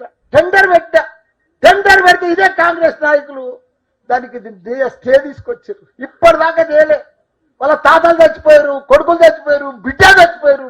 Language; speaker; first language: Telugu; native; Telugu